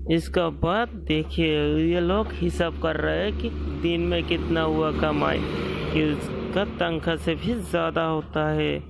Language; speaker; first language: Hindi; non-native, local second language; Bangla